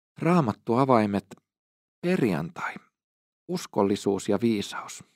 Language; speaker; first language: Finnish; native; Finnish